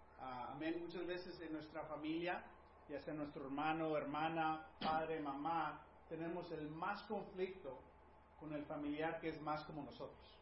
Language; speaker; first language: Spanish; early bilingual, heritage; Spanish